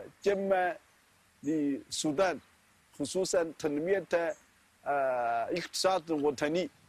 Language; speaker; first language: Arabic; non-native, fluent; Chinese